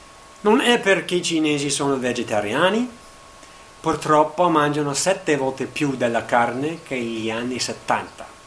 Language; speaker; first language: Italian; non-native, learner; English